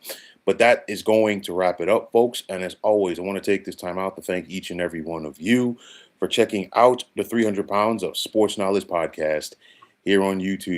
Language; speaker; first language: English; native; English